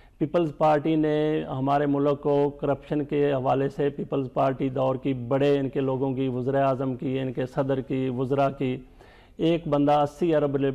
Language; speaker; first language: Urdu; native; Urdu